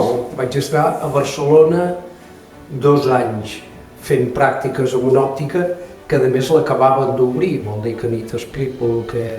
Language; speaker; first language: Catalan; native; Catalan